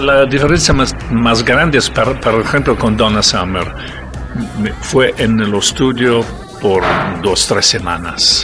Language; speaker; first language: Spanish; non-native, learner; Italian